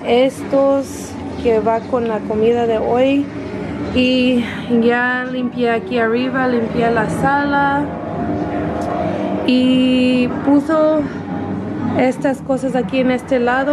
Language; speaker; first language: Spanish; early bilingual, heritage; English